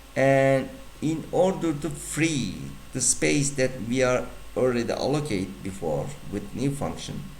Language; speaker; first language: English; non-native, fluent; Turkish